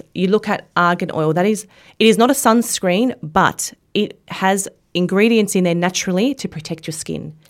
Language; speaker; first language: English; native; English